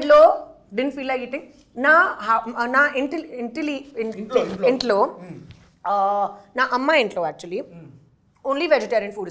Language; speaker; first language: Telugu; non-native, learner; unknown